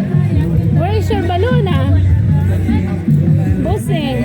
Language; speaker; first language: English; non-native, learner; Filipino